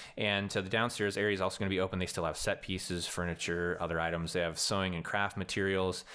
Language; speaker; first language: English; native; English